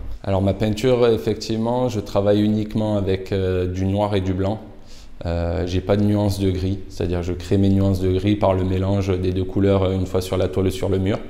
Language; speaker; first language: French; native; French